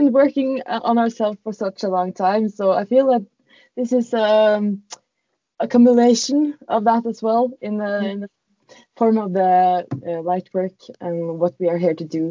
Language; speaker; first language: English; non-native, fluent; Norwegian